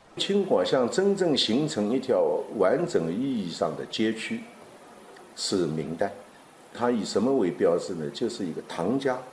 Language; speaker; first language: Chinese; native; Chinese